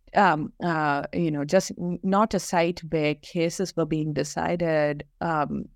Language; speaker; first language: English; non-native, local second language; Malayalam